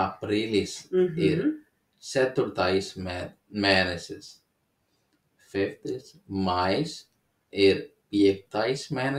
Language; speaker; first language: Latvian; non-native, learner; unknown